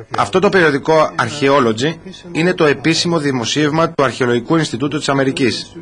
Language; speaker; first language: Greek; non-native, fluent; English